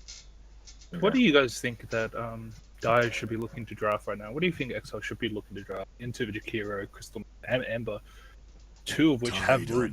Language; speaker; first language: English; native; English